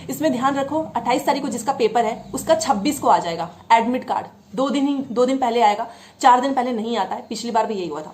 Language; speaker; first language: Hindi; native; Hindi